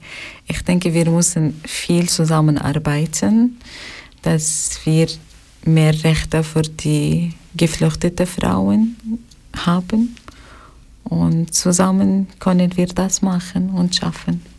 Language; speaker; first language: German; non-native, learner; Arabic